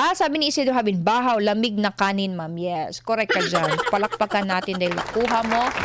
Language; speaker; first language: Filipino; non-native, local second language; Cebuano